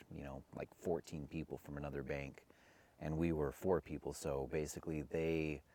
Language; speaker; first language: English; native; English